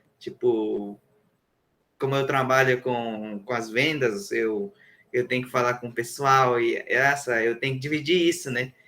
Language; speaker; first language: Portuguese; non-native, local second language; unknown